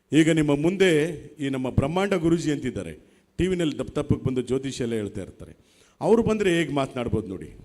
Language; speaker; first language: Kannada; native; Kannada